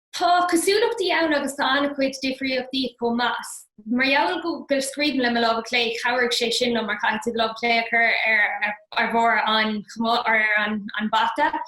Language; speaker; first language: Irish; non-native, local second language; English